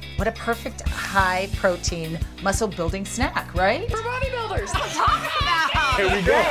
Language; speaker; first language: English; native; English